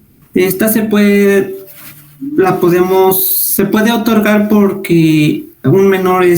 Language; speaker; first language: Spanish; native; Spanish